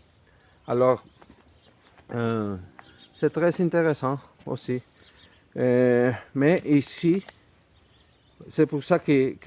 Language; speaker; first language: French; non-native, fluent; Spanish